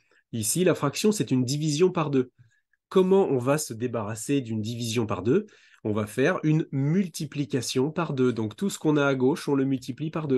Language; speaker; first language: French; native; French